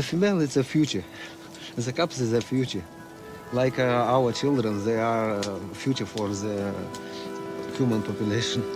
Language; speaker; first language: English; non-native, learner; Russian